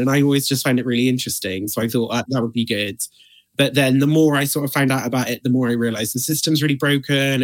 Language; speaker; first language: English; native; English